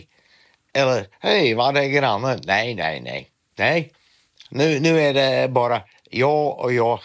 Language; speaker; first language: Swedish; non-native, fluent; Dutch